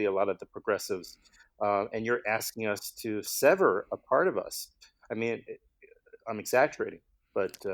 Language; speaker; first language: English; native; English